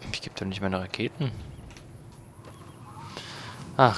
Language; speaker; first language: German; native; German